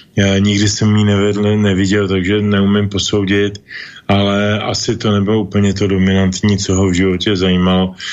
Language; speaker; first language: Czech; native; Czech